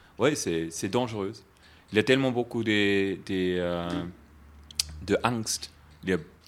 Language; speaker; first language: French; non-native, fluent; German